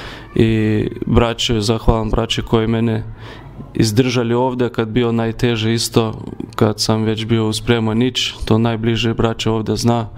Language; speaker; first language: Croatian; non-native, learner; Lithuanian